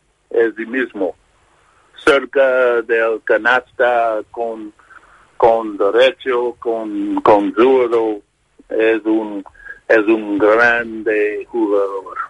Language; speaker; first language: Spanish; non-native, learner; English